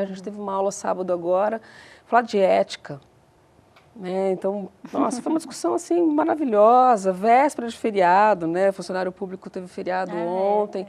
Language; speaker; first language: Portuguese; native; Portuguese